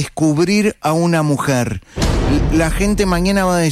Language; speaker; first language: Spanish; native; Spanish